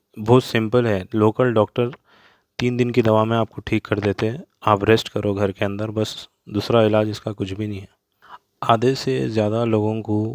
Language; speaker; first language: Hindi; non-native, local second language; Urdu